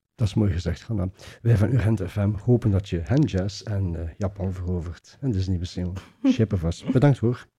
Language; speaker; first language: Dutch; native; Dutch